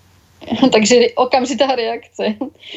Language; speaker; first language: Czech; native; Czech